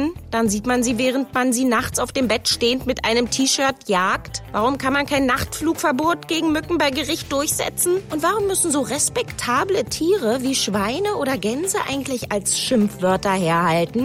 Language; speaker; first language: German; native; German